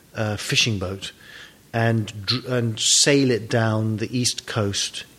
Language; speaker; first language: English; native; English